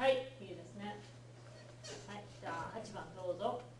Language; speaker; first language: Japanese; non-native, fluent; English